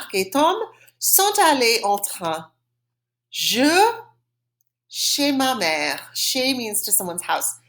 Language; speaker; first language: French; non-native, fluent; English